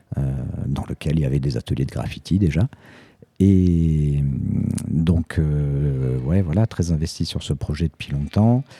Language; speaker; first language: French; native; French